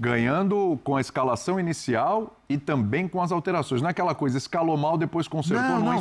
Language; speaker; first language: Portuguese; native; Portuguese